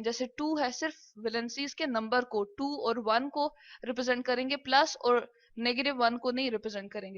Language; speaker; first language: Hindi; non-native, local second language; Punjabi